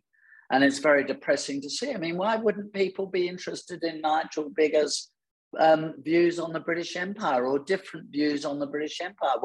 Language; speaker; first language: English; native; English